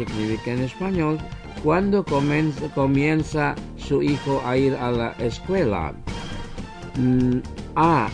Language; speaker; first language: Spanish; non-native, fluent; Indonesian